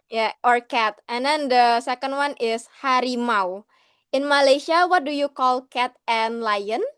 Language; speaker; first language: English; non-native, learner; Indonesian